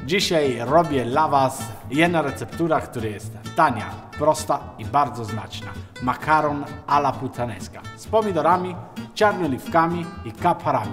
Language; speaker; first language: Polish; non-native, learner; Italian